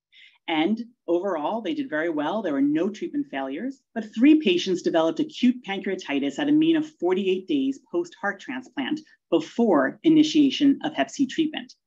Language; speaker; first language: English; native; English